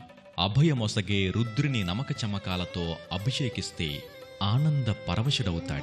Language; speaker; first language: Telugu; native; Telugu